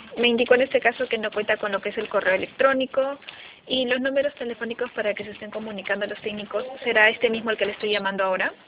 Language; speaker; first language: Spanish; native; Spanish